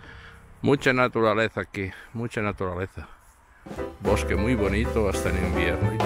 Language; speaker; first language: Spanish; non-native, fluent; Portuguese